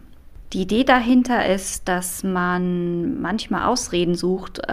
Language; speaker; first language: German; non-native, fluent; Romanian